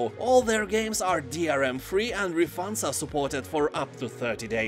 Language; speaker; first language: English; non-native, fluent; Lithuanian